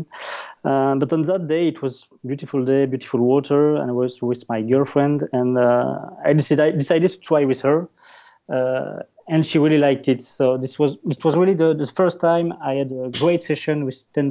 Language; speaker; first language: English; non-native, fluent; French